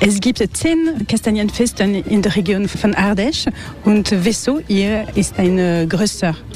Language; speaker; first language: German; non-native, learner; French